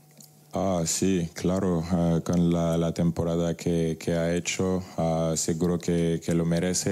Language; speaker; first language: Spanish; non-native, fluent; French